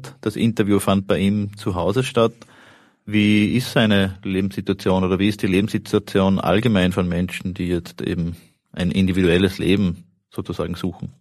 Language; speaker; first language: German; native; German